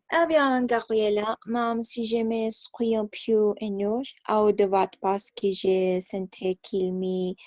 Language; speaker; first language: French; non-native, learner; Spanish